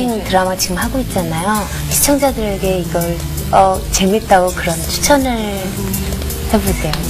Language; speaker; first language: Korean; non-native, fluent; Chinese